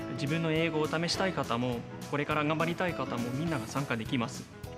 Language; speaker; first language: Japanese; non-native, fluent; Dutch